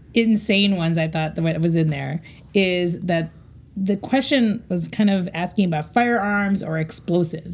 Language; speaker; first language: English; native; English